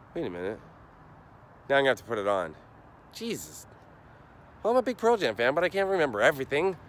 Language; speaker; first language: English; native; English